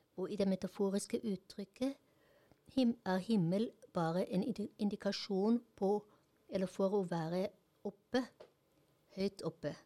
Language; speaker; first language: Norwegian; non-native, fluent; German